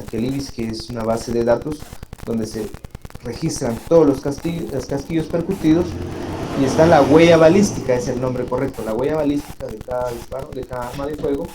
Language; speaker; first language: Spanish; native; Spanish